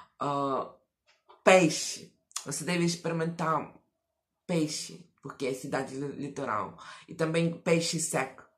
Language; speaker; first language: Portuguese; non-native, fluent; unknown